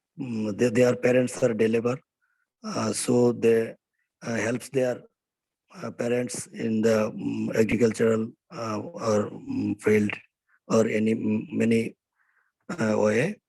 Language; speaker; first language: English; non-native, learner; Bangla